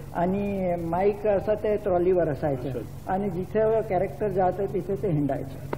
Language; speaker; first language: Marathi; non-native, local second language; Gujarati